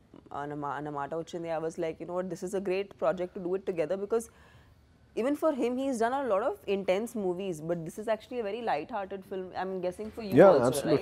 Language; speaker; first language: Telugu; non-native, local second language; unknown